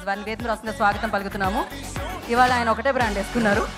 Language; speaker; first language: Telugu; native; Telugu